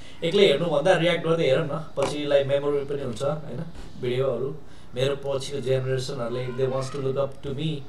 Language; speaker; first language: Nepali; native; Nepali